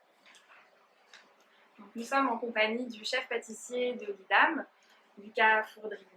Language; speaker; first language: French; native; French